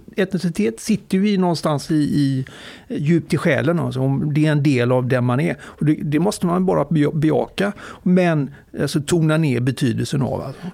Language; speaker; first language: Swedish; native; Swedish